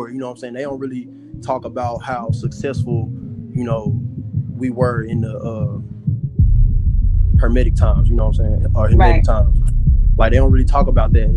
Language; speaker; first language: English; native; English